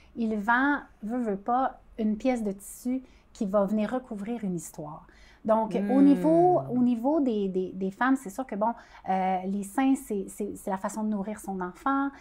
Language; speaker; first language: French; native; French